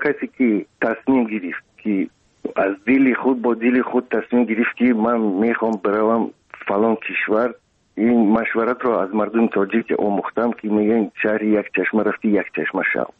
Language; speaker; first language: Persian; non-native, local second language; Russian